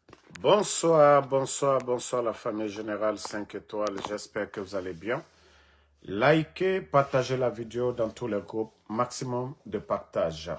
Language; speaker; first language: French; non-native, local second language; Mandingo